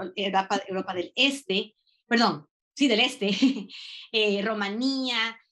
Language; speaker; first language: Spanish; native; Spanish